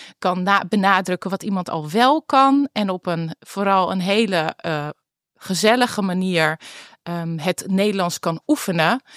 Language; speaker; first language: Dutch; native; Dutch